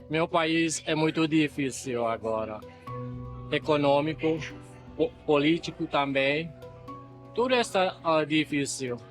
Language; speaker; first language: Portuguese; non-native, learner; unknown